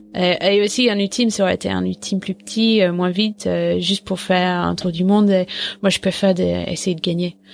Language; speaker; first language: French; non-native, fluent; English